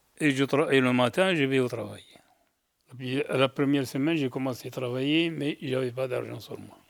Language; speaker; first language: French; non-native, local second language; Arabic